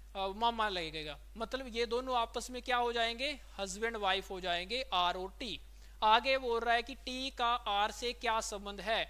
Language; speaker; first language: Hindi; native; Hindi